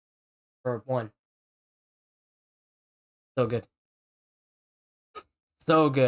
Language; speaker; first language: English; native; English